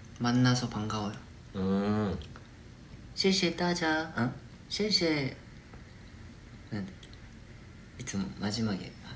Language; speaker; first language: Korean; non-native, fluent; Japanese